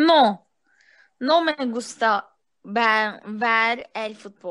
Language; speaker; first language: Spanish; non-native, learner; Turkish